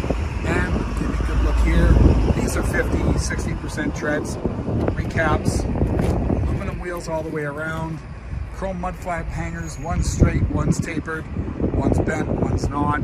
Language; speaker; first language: English; native; English